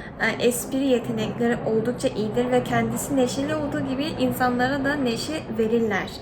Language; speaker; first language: Turkish; non-native, fluent; Korean